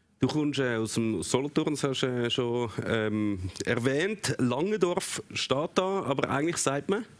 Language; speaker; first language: German; native; German